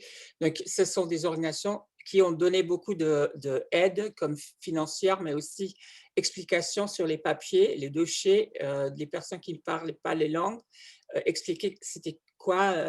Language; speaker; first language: French; non-native, fluent; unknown